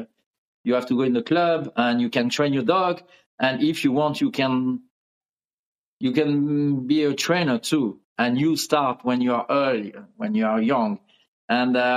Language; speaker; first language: English; non-native, learner; French